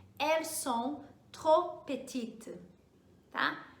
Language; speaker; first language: French; non-native, fluent; Portuguese